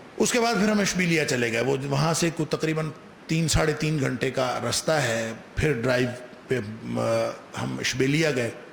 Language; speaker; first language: Urdu; non-native, local second language; Punjabi